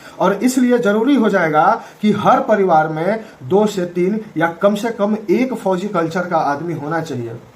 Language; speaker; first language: Hindi; native; Hindi